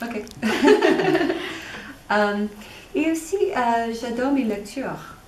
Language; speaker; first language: French; non-native, fluent; English